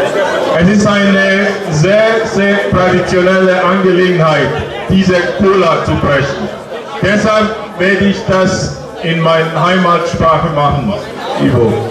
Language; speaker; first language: German; non-native, fluent; Igbo